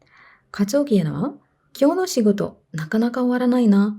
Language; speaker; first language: Japanese; non-native, fluent; Sinhala